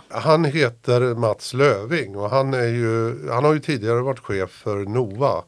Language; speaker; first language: Swedish; native; Swedish